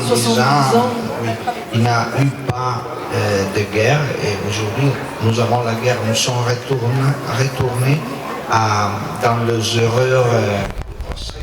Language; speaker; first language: French; non-native, learner; Italian